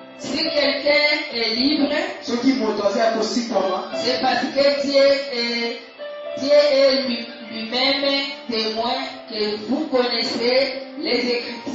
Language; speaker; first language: French; non-native, local second language; Lingala